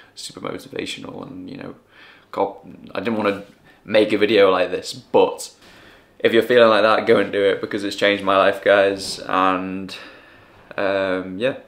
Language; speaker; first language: English; native; English